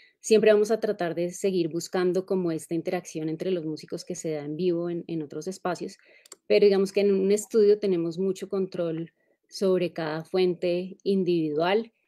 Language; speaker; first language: Spanish; native; Spanish